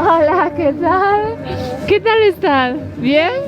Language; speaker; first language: Spanish; non-native, learner; Polish